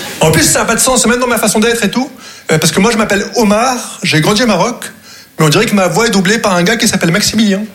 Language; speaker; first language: French; non-native, local second language; Arabic